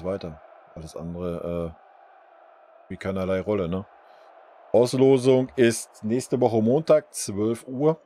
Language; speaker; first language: German; native; German